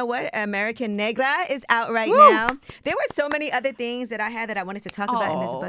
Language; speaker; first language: English; native; English